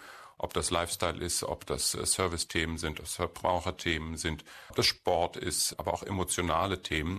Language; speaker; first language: German; native; German